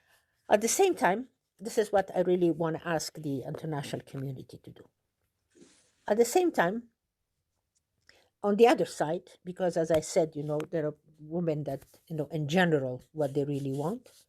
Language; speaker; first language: English; non-native, fluent; Persian